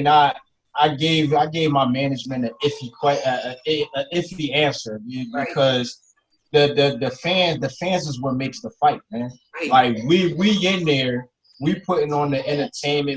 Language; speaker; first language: English; native; English